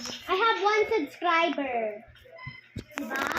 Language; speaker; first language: English; non-native, local second language; Filipino